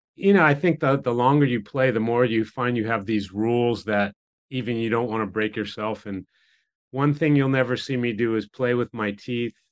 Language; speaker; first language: English; native; English